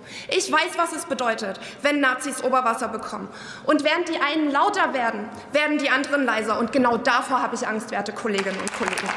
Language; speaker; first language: German; early bilingual, other home language; Arabic